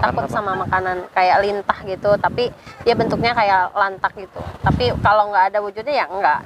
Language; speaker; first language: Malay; non-native, local second language; Sundanese